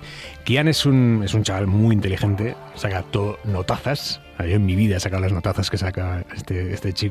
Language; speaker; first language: Spanish; native; Spanish